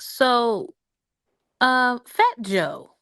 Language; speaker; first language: English; native; English